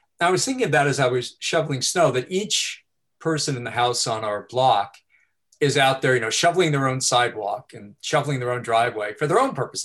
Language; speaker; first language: English; native; English